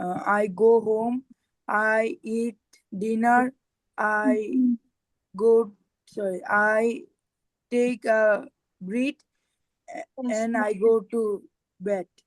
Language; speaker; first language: English; non-native, learner; Bangla